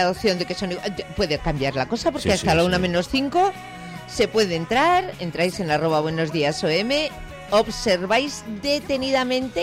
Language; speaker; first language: Spanish; native; Spanish